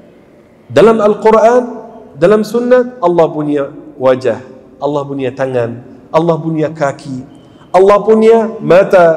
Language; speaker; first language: Indonesian; non-native, fluent; Arabic